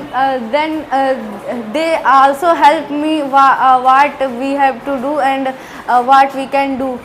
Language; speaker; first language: English; non-native, learner; Hindi